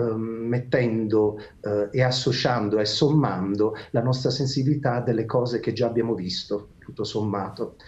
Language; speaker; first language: Italian; native; Italian